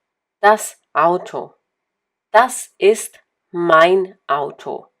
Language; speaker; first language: German; non-native, fluent; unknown